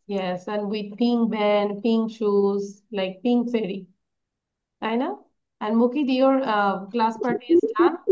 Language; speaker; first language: English; non-native, learner; Bangla